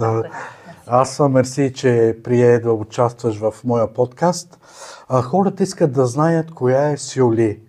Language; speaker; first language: Bulgarian; native; Bulgarian